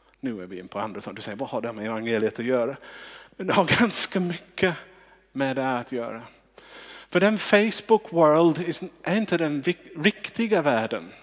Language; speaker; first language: Swedish; non-native, fluent; English